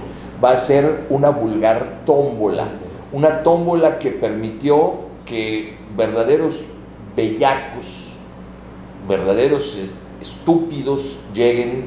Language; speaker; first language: Spanish; native; Spanish